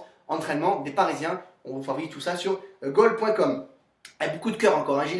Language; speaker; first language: French; native; French